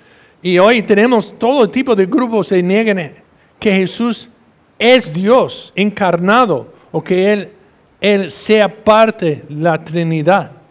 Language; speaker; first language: Spanish; non-native, fluent; English